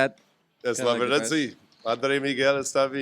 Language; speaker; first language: Spanish; non-native, learner; English